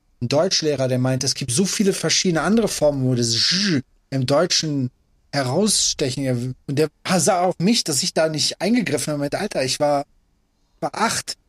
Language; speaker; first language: German; early bilingual, other home language; Persian